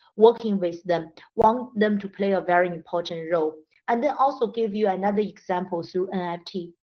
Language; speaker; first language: English; non-native, fluent; Chinese